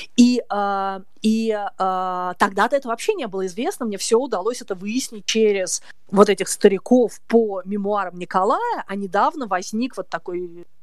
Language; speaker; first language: Russian; native; Russian